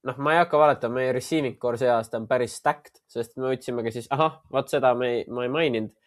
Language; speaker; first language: Estonian; native; Estonian